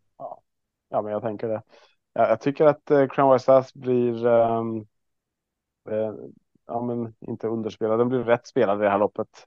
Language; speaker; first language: Swedish; native; Swedish